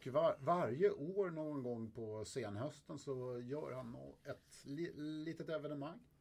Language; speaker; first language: Swedish; native; Swedish